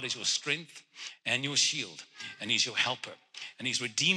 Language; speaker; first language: English; non-native, local second language; Afrikaans